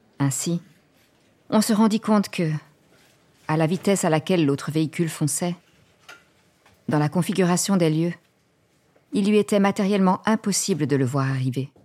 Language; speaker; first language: French; native; French